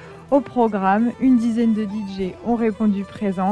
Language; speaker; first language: French; native; French